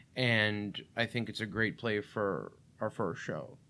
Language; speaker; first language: English; early bilingual, other home language; Russian